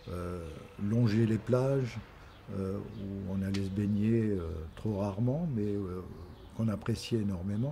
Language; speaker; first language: French; native; French